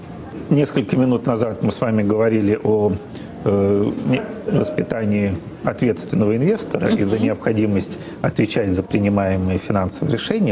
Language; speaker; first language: Russian; native; Russian